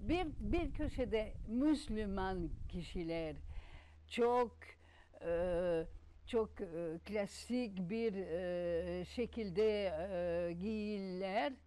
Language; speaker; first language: Turkish; non-native, learner; French